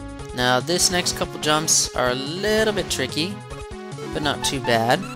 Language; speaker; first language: English; native; English